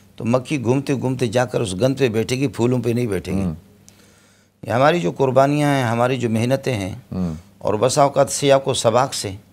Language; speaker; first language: Urdu; non-native, local second language; Brahui